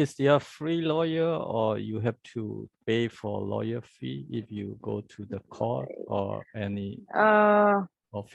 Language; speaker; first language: English; non-native, learner; Burmese